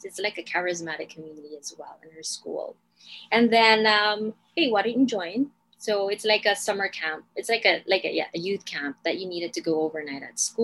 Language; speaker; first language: English; non-native, local second language; Filipino